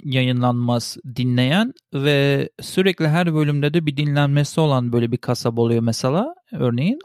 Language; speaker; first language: Turkish; early bilingual, heritage; Turkish